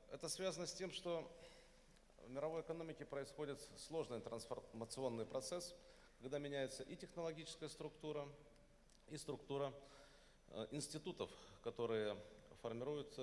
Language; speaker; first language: Russian; native; Russian